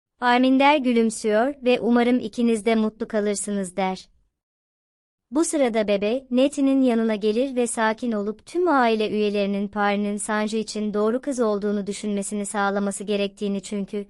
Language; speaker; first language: Turkish; native; Turkish